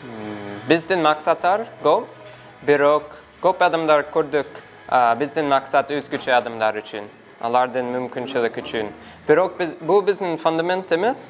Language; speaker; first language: Kyrgyz; non-native, learner; English